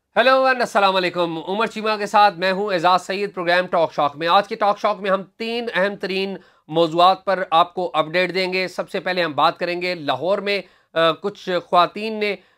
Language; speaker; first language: Urdu; non-native, local second language; Punjabi